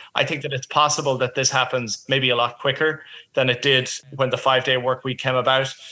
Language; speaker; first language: English; native; English